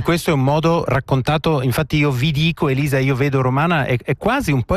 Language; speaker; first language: Italian; native; Italian